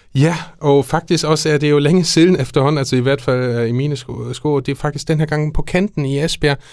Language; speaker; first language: Danish; non-native, fluent; German